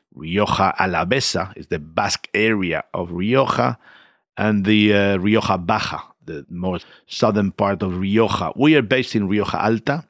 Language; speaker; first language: English; non-native, fluent; Spanish